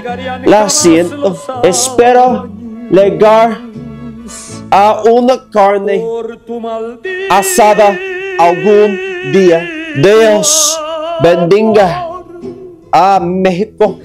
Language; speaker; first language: Spanish; non-native, learner; English